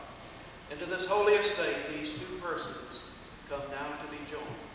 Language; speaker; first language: English; native; English